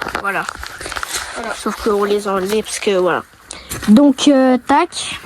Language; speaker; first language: French; native; French